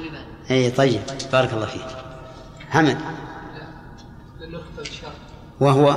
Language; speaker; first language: Arabic; native; Arabic